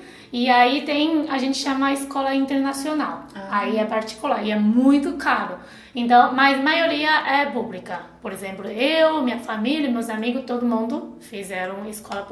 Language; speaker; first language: Portuguese; non-native, fluent; Chinese